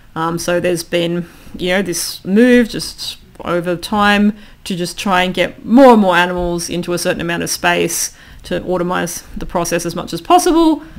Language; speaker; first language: English; native; English